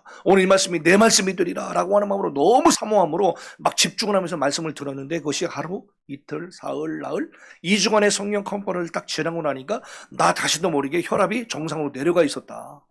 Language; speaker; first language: Korean; native; Korean